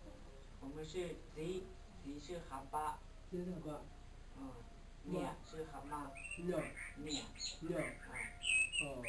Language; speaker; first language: Chinese; non-native, local second language; Hmong